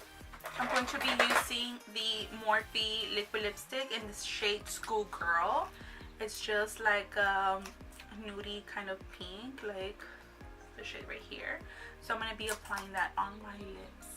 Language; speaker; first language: English; native; English